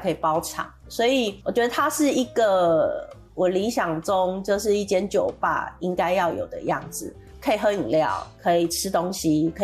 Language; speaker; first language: Chinese; non-native, local second language; Min Nan Chinese